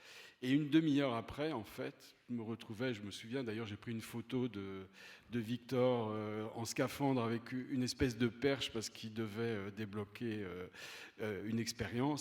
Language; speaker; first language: French; native; French